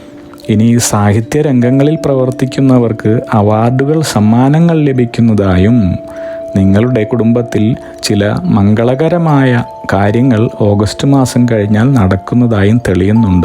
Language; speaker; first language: Malayalam; native; Malayalam